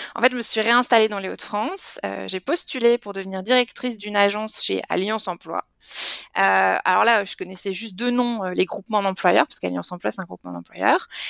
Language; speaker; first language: French; native; French